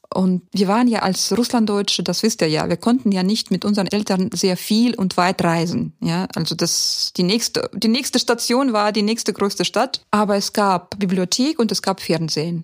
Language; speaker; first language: German; early bilingual, heritage; German